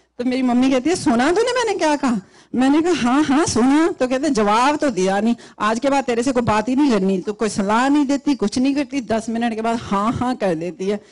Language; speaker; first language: Hindi; native; Hindi